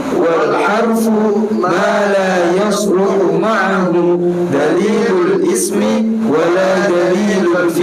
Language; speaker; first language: Arabic; non-native, learner; Indonesian